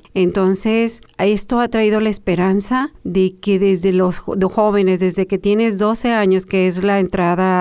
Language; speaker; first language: Spanish; native; Spanish